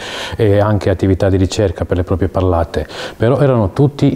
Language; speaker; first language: Italian; native; Italian